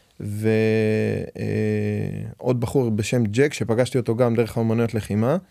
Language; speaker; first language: Hebrew; native; Hebrew